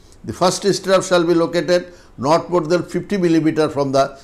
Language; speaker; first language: English; non-native, local second language; Bangla